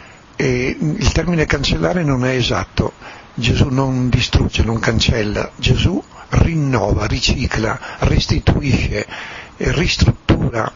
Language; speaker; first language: Italian; native; Italian